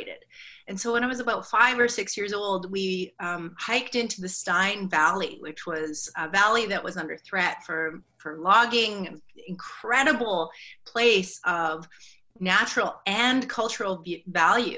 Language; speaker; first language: English; native; English